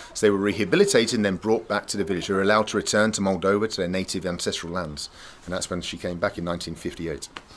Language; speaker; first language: English; native; English